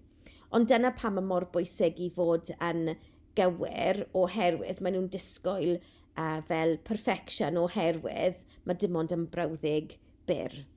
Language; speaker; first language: Welsh; non-native, local second language; English